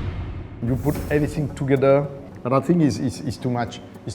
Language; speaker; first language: English; non-native, fluent; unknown